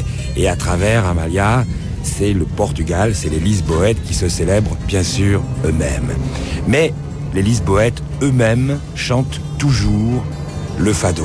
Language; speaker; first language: French; native; French